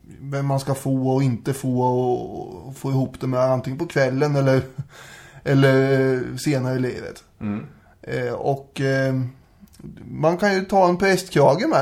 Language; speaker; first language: Swedish; native; Swedish